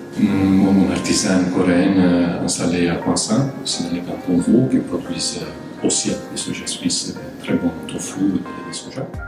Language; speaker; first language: French; non-native, fluent; Italian